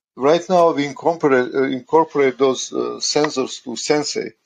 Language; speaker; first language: English; non-native, fluent; Croatian